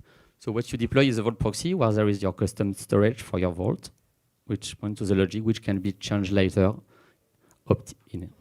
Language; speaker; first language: English; non-native, fluent; French